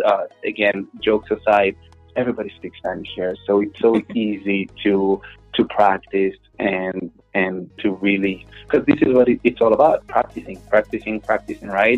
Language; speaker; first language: English; non-native, fluent; Hebrew